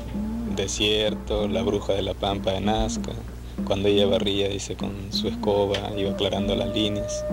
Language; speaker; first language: Spanish; native; Spanish